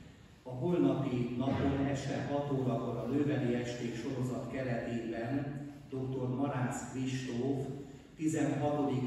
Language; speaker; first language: Hungarian; native; Hungarian